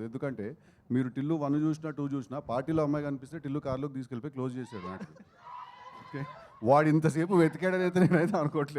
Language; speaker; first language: Telugu; native; Telugu